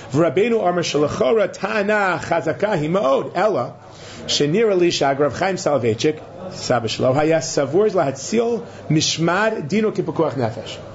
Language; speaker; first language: Hebrew; non-native, fluent; English